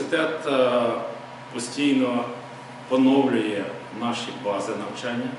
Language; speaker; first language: Ukrainian; native; Ukrainian